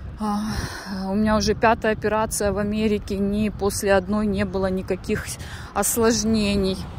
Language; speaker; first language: Russian; native; Russian